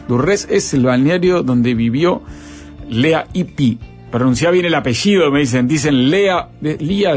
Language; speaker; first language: Spanish; native; Spanish